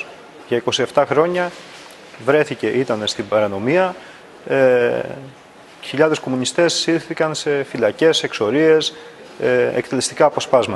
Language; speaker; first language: Greek; native; Greek